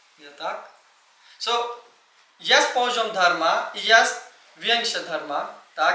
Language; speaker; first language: Polish; non-native, learner; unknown